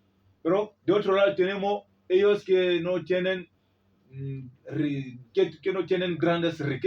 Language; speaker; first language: Spanish; non-native, learner; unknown